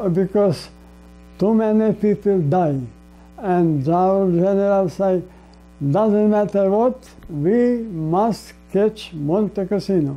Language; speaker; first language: English; non-native, learner; Polish